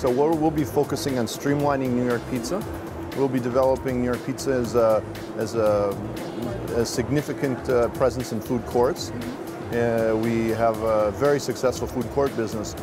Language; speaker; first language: English; native; English